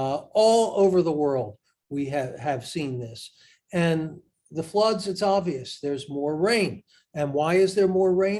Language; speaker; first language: English; native; English